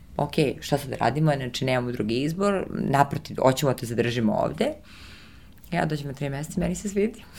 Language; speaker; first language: Serbian; early bilingual, heritage; Serbian